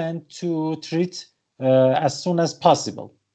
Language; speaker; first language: English; non-native, learner; Persian